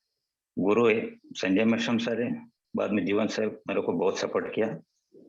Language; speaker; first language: Hindi; non-native, local second language; Kannada